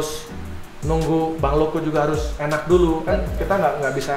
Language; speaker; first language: Indonesian; native; Indonesian